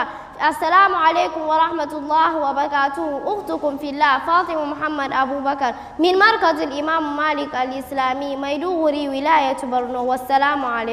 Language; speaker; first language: Arabic; non-native, learner; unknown